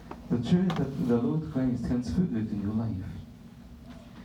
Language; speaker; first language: English; non-native, fluent; Arabic